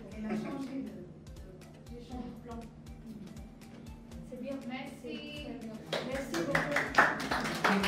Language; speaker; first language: French; non-native, learner; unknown